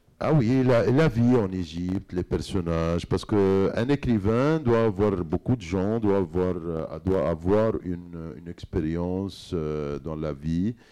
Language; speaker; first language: French; non-native, fluent; Arabic